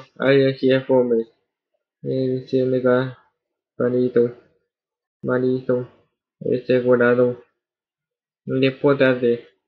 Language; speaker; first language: Spanish; non-native, learner; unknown